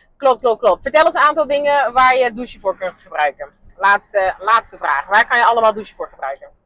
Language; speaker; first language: Dutch; non-native, local second language; Papiamento